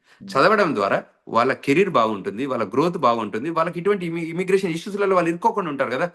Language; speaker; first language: Telugu; native; Telugu